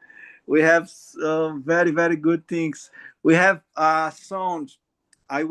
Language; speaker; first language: English; non-native, learner; Portuguese